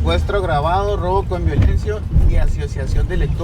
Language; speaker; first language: Spanish; native; Spanish